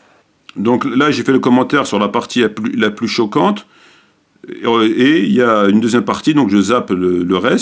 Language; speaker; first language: French; native; French